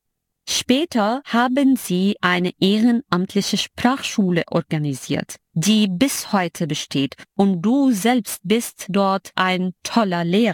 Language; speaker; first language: German; non-native, fluent; Arabic